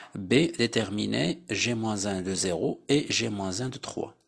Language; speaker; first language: French; non-native, local second language; Arabic